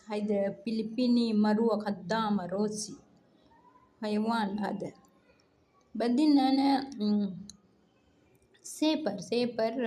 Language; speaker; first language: Arabic; non-native, learner; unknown